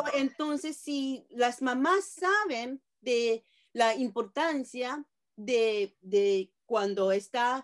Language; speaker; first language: Spanish; non-native, fluent; Japanese